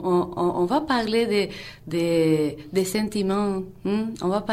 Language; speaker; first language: French; non-native, fluent; Spanish